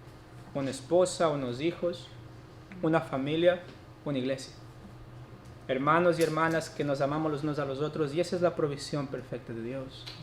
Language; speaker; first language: Spanish; native; Spanish